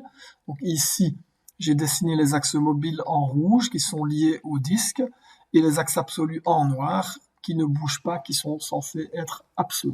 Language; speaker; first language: French; native; French